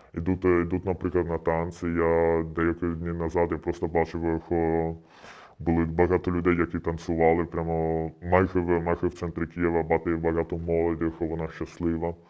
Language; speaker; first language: Ukrainian; early bilingual, heritage; Ukrainian